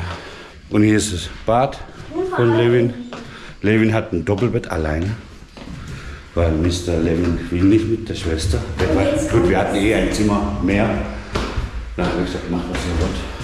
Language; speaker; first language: German; native; German